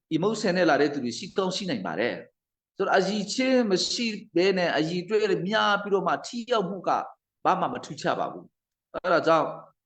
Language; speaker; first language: Burmese; non-native, local second language; Hakha Chin